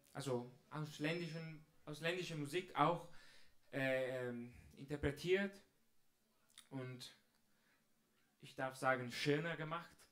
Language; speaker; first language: German; non-native, fluent; Italian